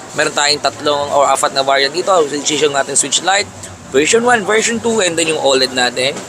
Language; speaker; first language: Filipino; native; Filipino